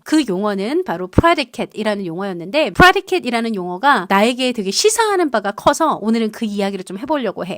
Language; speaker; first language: Korean; native; Korean